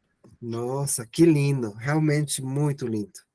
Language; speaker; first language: Portuguese; non-native, learner; Spanish